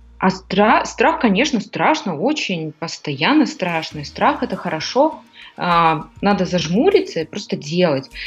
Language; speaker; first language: Russian; native; Russian